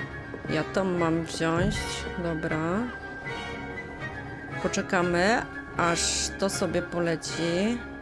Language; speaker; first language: Polish; native; Polish